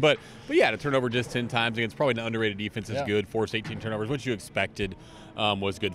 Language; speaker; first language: English; native; English